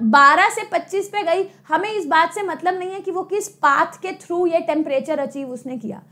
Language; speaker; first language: Hindi; native; Hindi